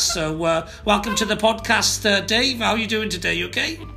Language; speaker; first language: English; native; English